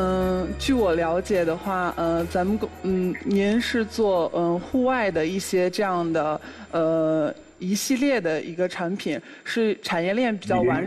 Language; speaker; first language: Chinese; native; Chinese